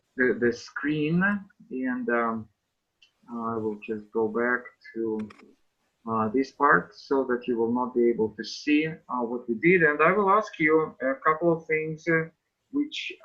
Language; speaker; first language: English; non-native, fluent; Russian